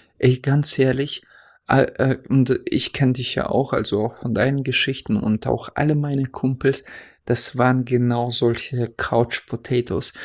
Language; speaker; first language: German; non-native, fluent; Russian